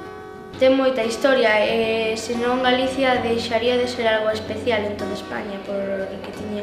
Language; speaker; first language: Galician; non-native, local second language; Spanish